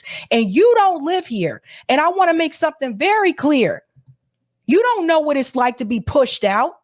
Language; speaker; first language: English; native; English